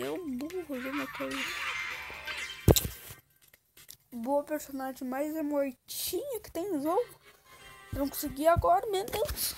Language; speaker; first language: Portuguese; native; Portuguese